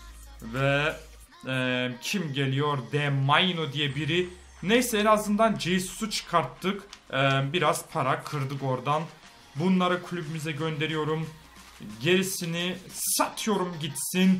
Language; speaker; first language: Turkish; native; Turkish